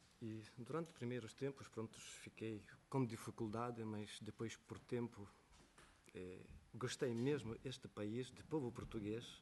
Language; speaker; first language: Portuguese; non-native, learner; Ukrainian